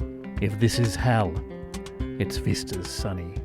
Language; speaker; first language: English; native; English